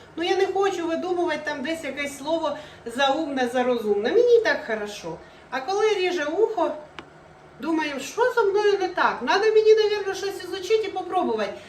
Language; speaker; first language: Ukrainian; native; Ukrainian